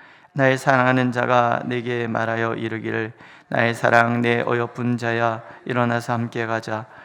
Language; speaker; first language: Korean; native; Korean